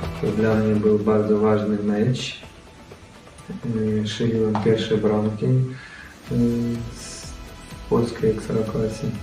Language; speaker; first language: Polish; non-native, learner; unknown